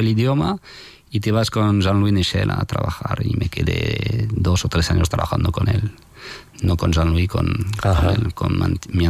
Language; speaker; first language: Spanish; non-native, fluent; French